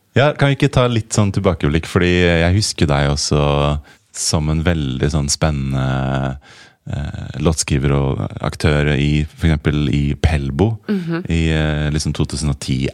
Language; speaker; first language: Norwegian; native; Norwegian